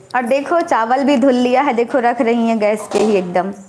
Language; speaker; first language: Hindi; native; Hindi